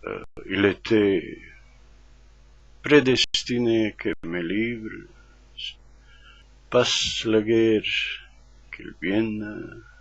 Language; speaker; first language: French; non-native, fluent; Croatian